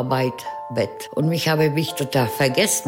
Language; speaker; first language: German; non-native, fluent; Czech